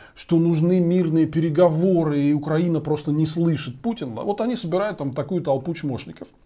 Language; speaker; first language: Russian; native; Russian